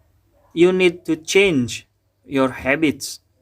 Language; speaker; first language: English; non-native, fluent; Indonesian